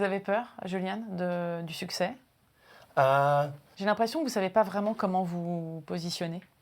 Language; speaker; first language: French; native; French